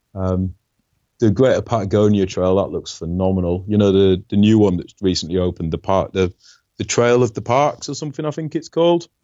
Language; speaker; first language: English; native; English